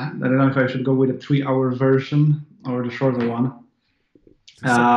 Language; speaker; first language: English; non-native, fluent; Polish